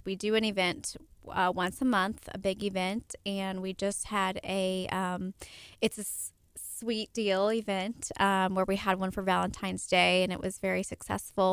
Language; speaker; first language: English; native; English